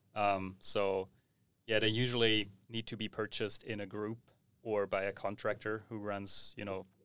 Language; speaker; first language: English; non-native, fluent; German